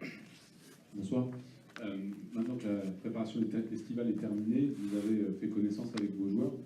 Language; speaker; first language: French; native; French